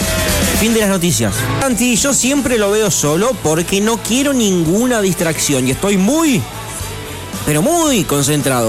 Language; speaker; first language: Spanish; native; Spanish